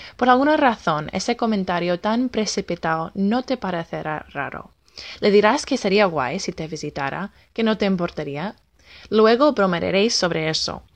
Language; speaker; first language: Spanish; non-native, fluent; English